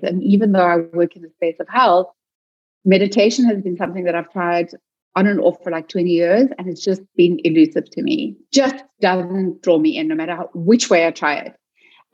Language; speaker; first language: English; native; English